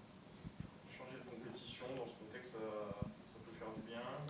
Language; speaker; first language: French; native; French